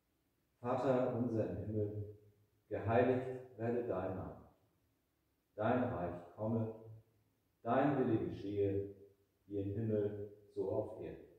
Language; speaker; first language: German; native; German